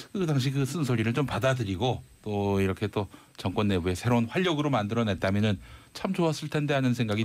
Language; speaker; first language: Korean; native; Korean